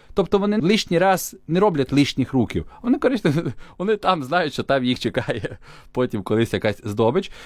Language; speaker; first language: Ukrainian; native; Ukrainian